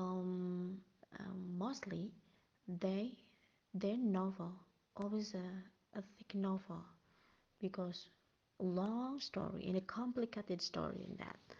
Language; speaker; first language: English; non-native, learner; Indonesian